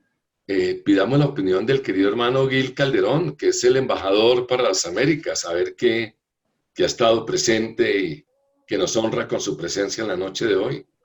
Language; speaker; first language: Spanish; native; Spanish